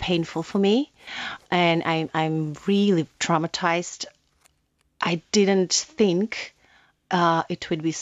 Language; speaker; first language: English; non-native, learner; Ukrainian